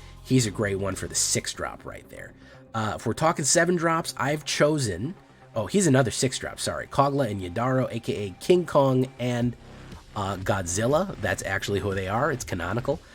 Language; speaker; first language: English; native; English